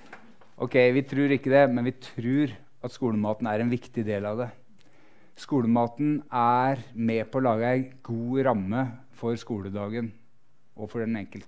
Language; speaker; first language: Norwegian; native; Norwegian